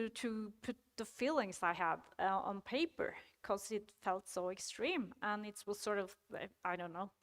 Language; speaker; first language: English; non-native, fluent; Norwegian